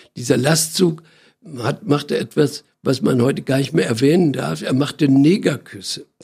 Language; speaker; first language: German; native; German